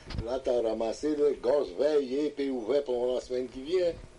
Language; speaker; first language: French; native; French